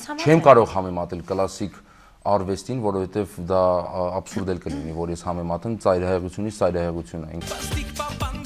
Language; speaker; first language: Armenian; native; Armenian